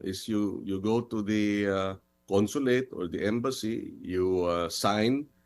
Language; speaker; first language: English; non-native, local second language; Filipino